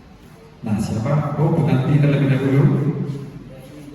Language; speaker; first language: Indonesian; native; Indonesian